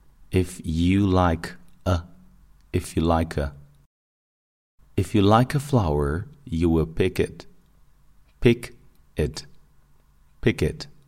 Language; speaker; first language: English; non-native, fluent; Chinese